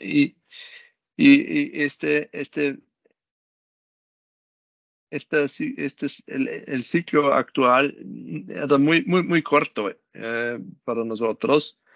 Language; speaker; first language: Spanish; non-native, learner; German